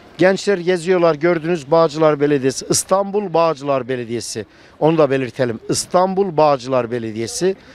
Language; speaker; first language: Turkish; native; Turkish